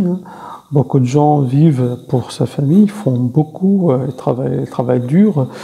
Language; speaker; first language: French; non-native, fluent; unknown